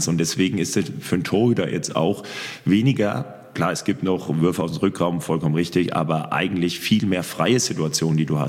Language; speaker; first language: German; native; German